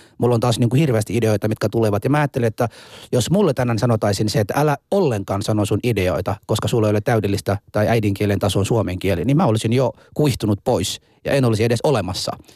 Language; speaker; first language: Finnish; non-native, fluent; Arabic